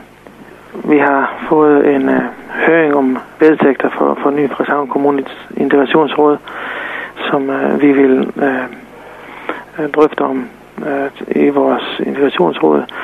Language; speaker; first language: Danish; non-native, fluent; Serbian